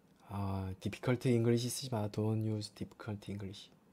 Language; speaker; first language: English; non-native, learner; Korean